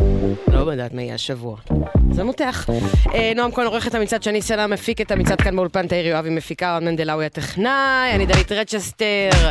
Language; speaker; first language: Hebrew; native; Hebrew